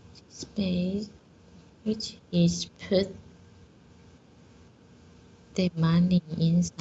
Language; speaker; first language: English; non-native, learner; Chinese